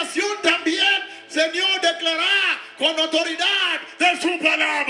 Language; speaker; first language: Spanish; non-native, learner; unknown